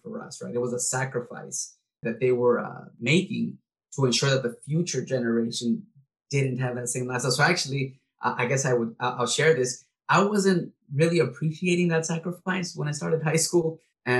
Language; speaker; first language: English; early bilingual, other home language; Spanish